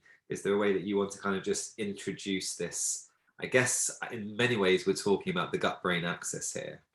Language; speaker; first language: English; native; English